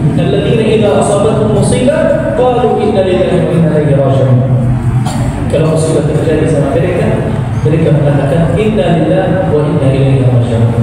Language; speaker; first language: Indonesian; non-native, fluent; Arabic